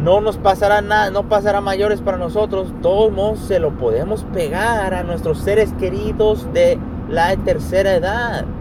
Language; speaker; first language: Spanish; early bilingual, heritage; Spanish